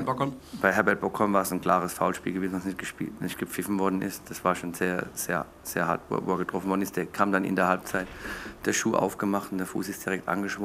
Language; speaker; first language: German; native; German